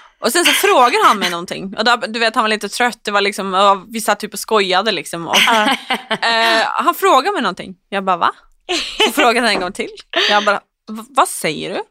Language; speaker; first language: Swedish; native; Swedish